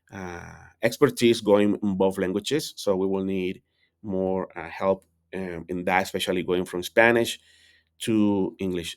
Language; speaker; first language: English; non-native, fluent; Spanish